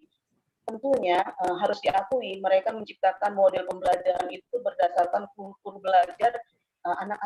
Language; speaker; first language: Indonesian; native; Indonesian